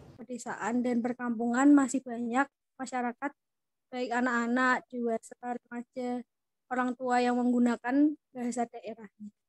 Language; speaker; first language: Indonesian; non-native, local second language; Balinese